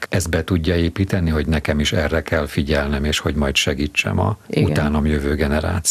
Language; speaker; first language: Hungarian; native; Hungarian